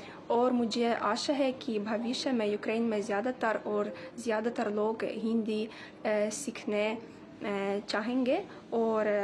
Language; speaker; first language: Hindi; non-native, fluent; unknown